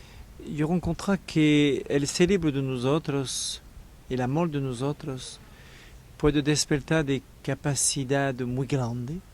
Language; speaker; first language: Spanish; non-native, learner; French